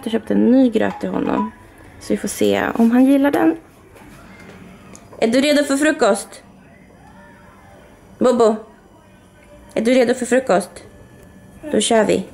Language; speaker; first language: Swedish; native; Swedish